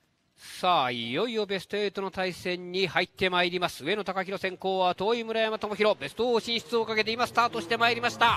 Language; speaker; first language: Japanese; native; Japanese